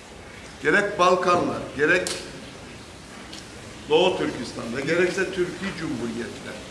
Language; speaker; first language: Turkish; native; Turkish